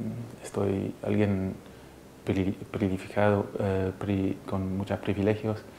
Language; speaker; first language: Spanish; early bilingual, heritage; Spanish